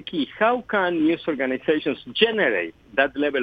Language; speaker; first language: English; non-native, fluent; Spanish